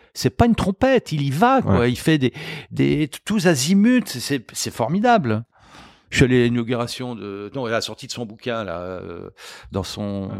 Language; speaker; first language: French; native; French